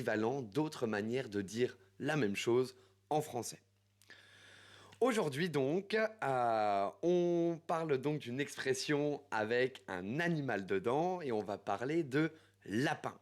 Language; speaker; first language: French; native; French